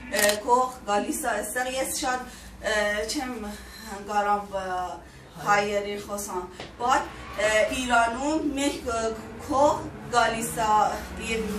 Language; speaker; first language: Armenian; non-native, learner; Persian